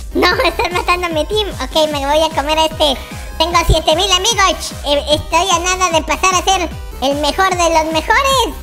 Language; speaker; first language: Spanish; native; Spanish